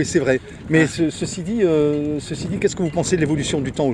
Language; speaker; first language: French; native; French